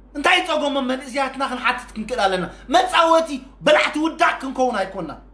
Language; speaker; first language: Tigrinya; native; Tigrinya